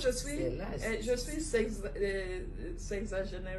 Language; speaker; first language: French; non-native, fluent; Igbo